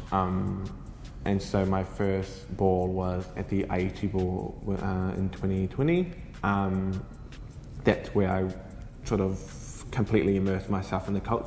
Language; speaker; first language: English; native; English